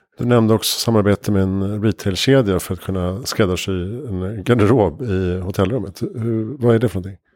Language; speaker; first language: Swedish; native; Swedish